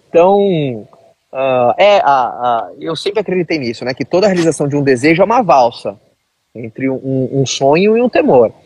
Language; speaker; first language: Portuguese; native; Portuguese